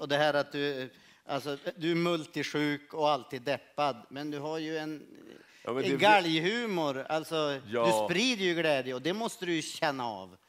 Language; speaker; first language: Swedish; native; Swedish